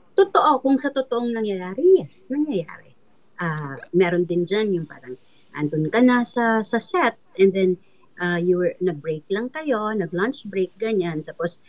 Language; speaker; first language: Filipino; non-native, local second language; Cebuano